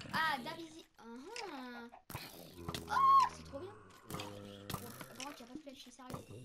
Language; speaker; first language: French; native; French